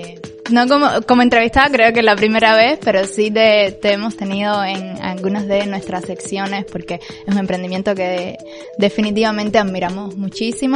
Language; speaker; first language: Spanish; native; Spanish